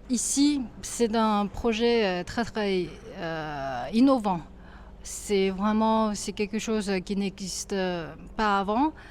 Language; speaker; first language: French; non-native, fluent; Chinese